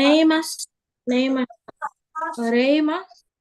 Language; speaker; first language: Japanese; non-native, learner; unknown